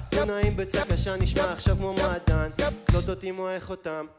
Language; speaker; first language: Hebrew; native; Hebrew